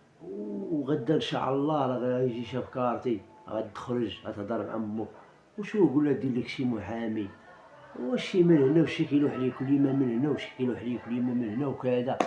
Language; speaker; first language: Arabic; native; Arabic